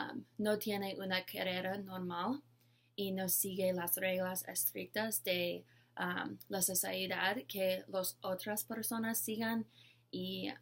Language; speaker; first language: Spanish; non-native, learner; English